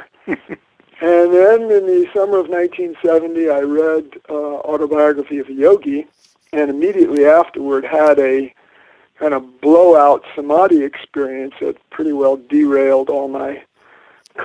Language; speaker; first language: English; native; English